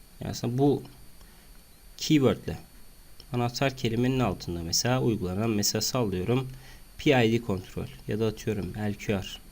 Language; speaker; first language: Turkish; native; Turkish